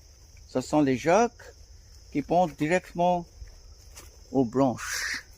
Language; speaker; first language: French; non-native, fluent; Bangla